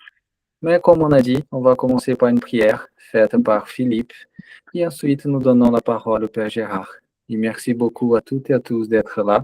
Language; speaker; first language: French; native; French